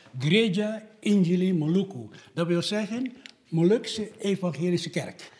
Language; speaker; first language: Dutch; early bilingual, other home language; Malay